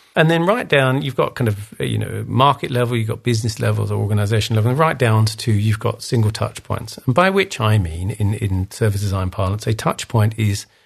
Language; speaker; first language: English; native; English